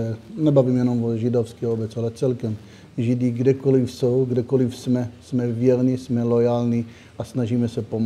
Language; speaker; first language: Czech; non-native, learner; Hebrew